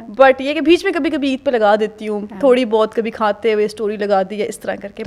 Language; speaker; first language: Urdu; native; Urdu